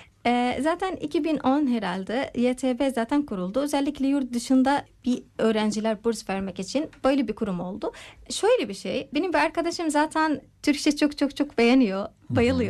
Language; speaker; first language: Turkish; non-native, learner; Arabic